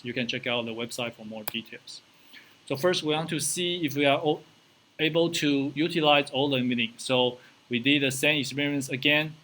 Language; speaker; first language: English; non-native, fluent; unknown